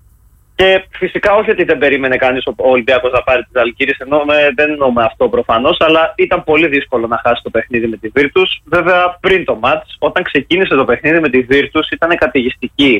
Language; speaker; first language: Greek; native; Greek